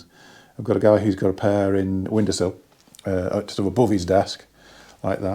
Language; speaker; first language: English; native; English